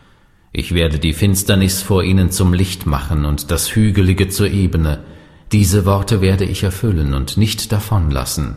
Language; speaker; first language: German; native; German